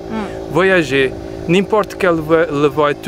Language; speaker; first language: French; non-native, learner; Portuguese